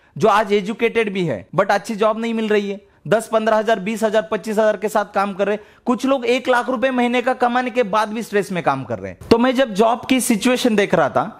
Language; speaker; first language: Hindi; non-native, local second language; Marathi